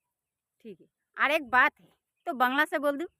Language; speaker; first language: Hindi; non-native, local second language; Bangla